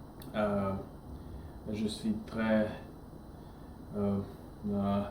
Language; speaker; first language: French; non-native, learner; English